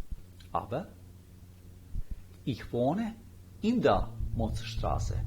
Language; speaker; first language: German; non-native, fluent; Bosnian